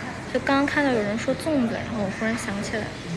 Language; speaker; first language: Chinese; native; Chinese